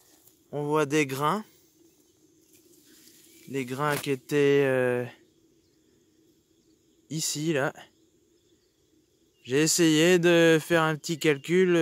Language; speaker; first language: French; native; French